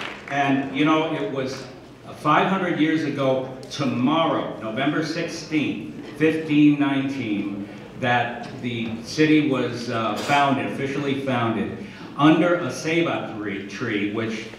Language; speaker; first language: English; early bilingual, other home language; Spanish